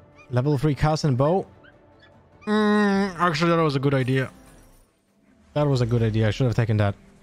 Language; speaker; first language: English; non-native, fluent; Polish